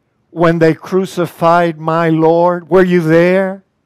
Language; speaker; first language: English; non-native, fluent; Spanish